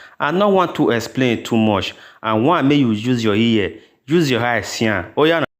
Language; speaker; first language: Nigerian Pidgin; native; Nigerian Pidgin